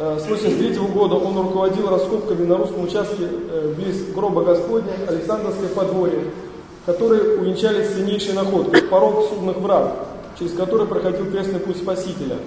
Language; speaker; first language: Russian; native; Russian